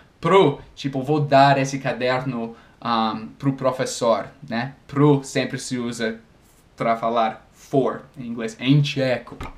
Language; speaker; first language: Portuguese; non-native, fluent; English